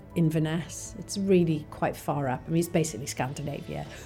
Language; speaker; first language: English; native; English